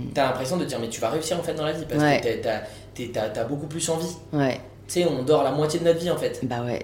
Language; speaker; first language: French; native; French